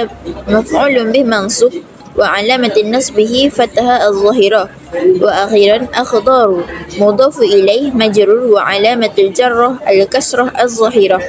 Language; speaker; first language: Arabic; non-native, learner; Malay